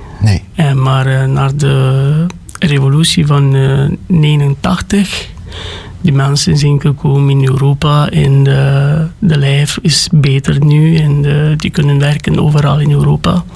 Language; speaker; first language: Dutch; non-native, learner; Romanian